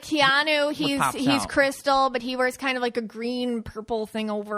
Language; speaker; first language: English; native; English